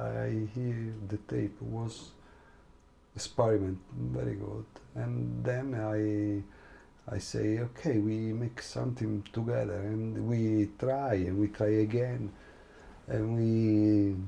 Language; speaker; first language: English; non-native, learner; Italian